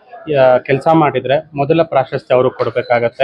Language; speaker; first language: Kannada; native; Kannada